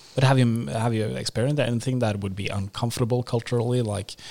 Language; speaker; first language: English; non-native, fluent; Norwegian